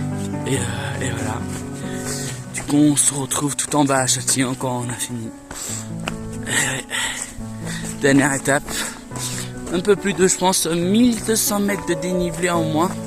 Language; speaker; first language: French; native; French